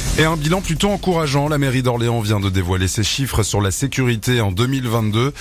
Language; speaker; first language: French; native; French